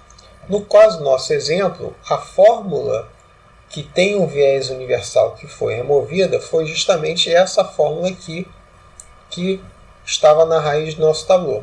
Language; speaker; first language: Portuguese; native; Portuguese